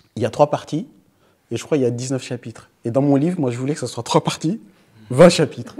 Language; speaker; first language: French; early bilingual, other home language; Fula